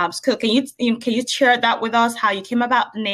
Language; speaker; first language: English; non-native, local second language; Yoruba